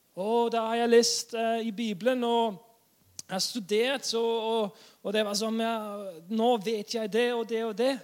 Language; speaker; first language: Norwegian; non-native, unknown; German